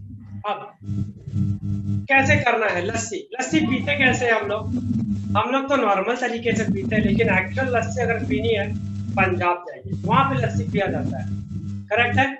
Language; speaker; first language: Hindi; native; Hindi